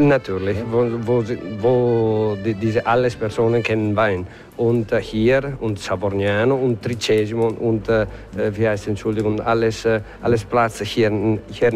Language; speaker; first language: German; non-native, learner; Italian